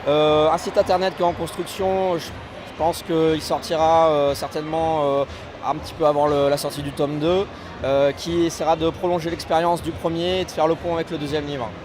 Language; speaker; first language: French; native; French